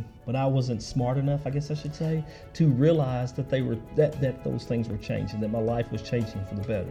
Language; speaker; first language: English; native; English